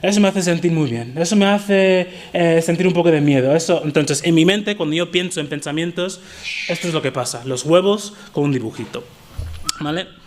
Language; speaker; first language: Spanish; non-native, fluent; English